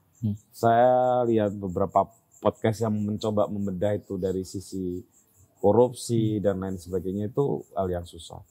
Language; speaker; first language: Indonesian; native; Indonesian